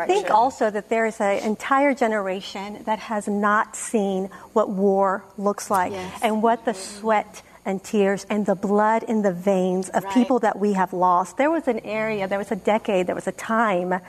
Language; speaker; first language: English; non-native, fluent; Spanish